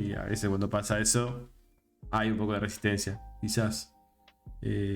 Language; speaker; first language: Spanish; native; Spanish